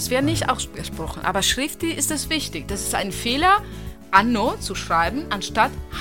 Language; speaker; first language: German; non-native, fluent; Italian